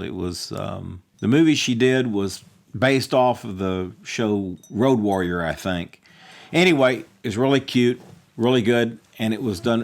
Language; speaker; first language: English; native; English